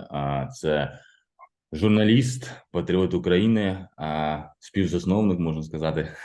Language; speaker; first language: Ukrainian; native; Ukrainian